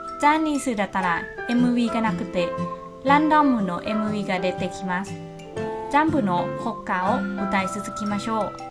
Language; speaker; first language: Japanese; non-native, fluent; Thai